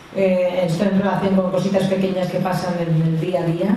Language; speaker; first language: Spanish; native; Spanish